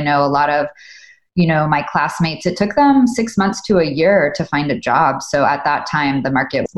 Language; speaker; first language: English; native; English